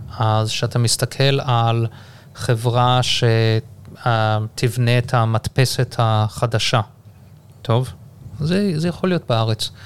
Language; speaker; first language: Hebrew; early bilingual, heritage; Hebrew